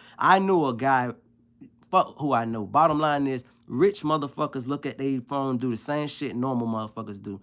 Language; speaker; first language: English; native; English